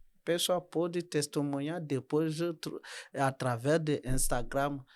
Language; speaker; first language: Portuguese; non-native, learner; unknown